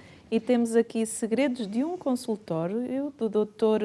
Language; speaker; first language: Portuguese; native; Portuguese